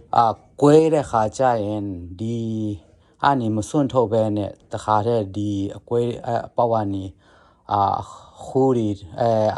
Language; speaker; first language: Burmese; non-native, local second language; Tedim Chin